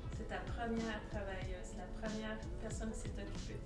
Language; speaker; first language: French; native; French